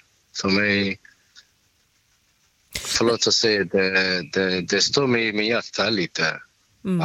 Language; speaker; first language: Swedish; non-native, fluent; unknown